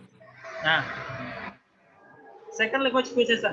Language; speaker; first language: English; non-native, fluent; Indonesian